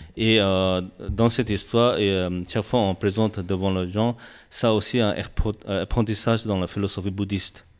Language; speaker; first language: French; non-native, learner; Tibetan